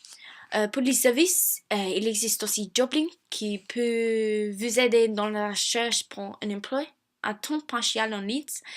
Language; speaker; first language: French; non-native, fluent; English